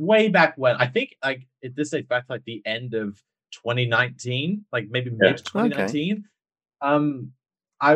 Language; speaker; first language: English; native; English